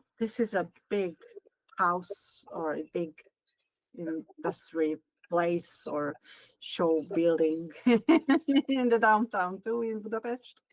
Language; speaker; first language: English; non-native, learner; Hungarian